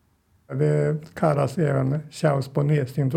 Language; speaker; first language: Swedish; non-native, fluent; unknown